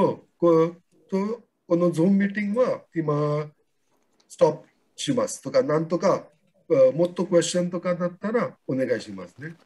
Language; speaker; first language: Japanese; non-native, learner; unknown